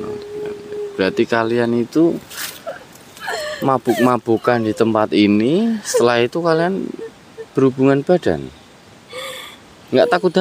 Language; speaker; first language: Indonesian; native; Indonesian